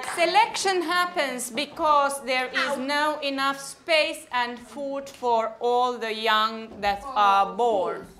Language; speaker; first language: English; non-native, fluent; Finnish